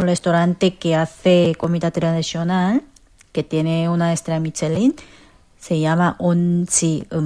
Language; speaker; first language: Spanish; non-native, fluent; Korean